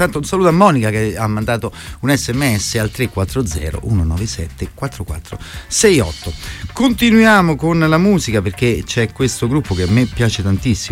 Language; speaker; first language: Italian; native; Italian